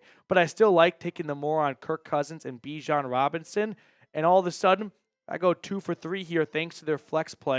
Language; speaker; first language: English; native; English